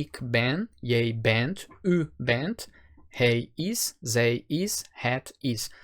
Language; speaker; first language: Dutch; non-native, fluent; Portuguese